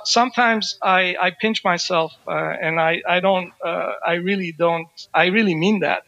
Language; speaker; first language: English; non-native, fluent; Persian